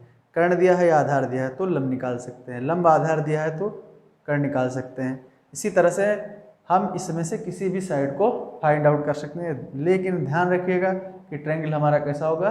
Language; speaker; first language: Hindi; native; Hindi